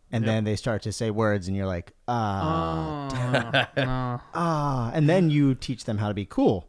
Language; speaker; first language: English; native; English